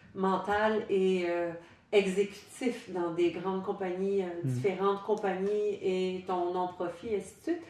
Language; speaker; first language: French; non-native, local second language; English